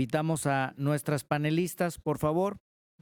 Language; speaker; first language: Spanish; native; Spanish